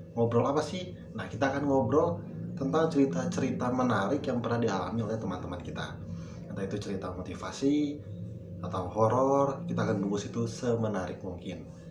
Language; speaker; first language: Indonesian; native; Indonesian